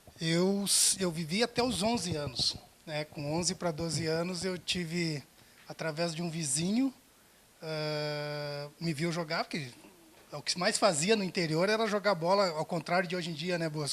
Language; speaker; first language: Portuguese; native; Portuguese